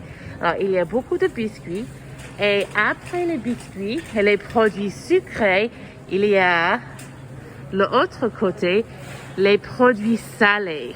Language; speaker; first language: French; non-native, fluent; English